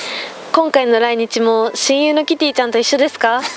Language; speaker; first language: Japanese; native; Japanese